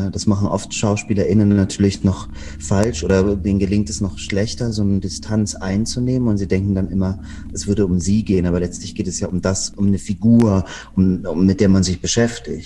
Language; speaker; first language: German; native; German